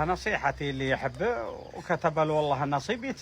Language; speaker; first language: Arabic; native; Arabic